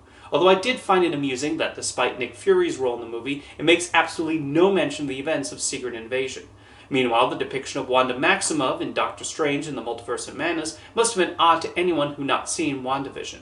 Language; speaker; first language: English; native; English